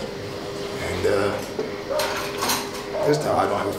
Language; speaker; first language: English; non-native, learner; Tibetan